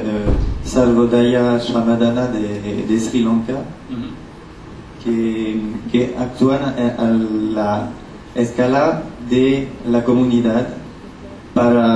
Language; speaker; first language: Spanish; non-native, learner; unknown